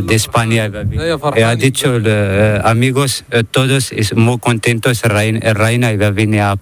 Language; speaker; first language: Spanish; non-native, learner; Arabic